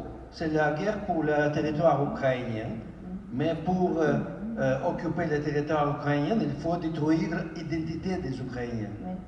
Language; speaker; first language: French; non-native, fluent; Ukrainian